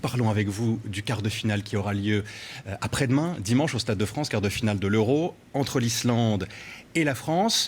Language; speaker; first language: French; native; French